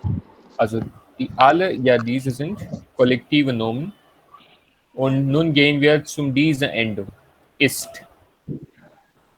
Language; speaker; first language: German; non-native, fluent; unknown